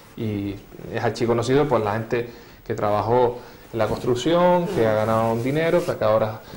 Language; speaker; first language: Spanish; native; Spanish